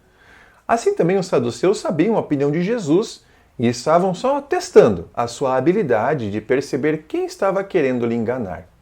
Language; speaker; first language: Portuguese; native; Portuguese